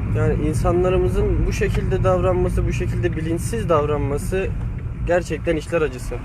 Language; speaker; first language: Turkish; native; Turkish